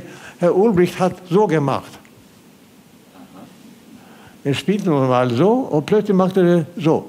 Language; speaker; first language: German; non-native, fluent; Swedish